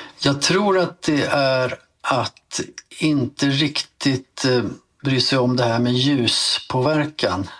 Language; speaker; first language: Swedish; native; Swedish